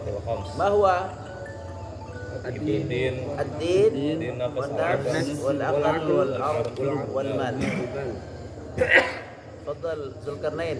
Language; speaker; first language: Arabic; non-native, fluent; Indonesian